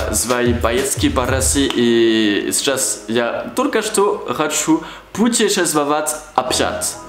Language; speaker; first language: Russian; non-native, fluent; French